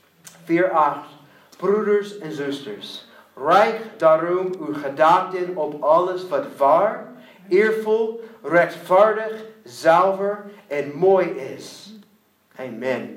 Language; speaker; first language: Dutch; non-native, learner; English